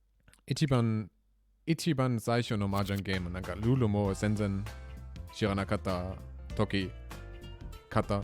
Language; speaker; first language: Japanese; non-native, learner; German